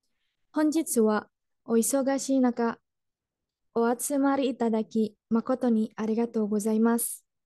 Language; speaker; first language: Japanese; non-native, learner; Indonesian